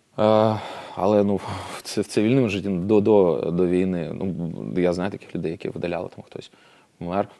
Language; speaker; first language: Ukrainian; non-native, local second language; Russian